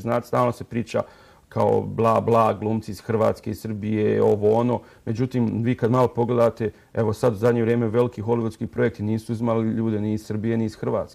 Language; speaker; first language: Serbian; native; Serbian